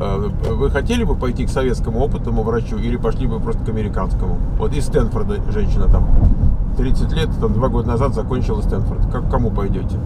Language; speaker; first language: Russian; native; Russian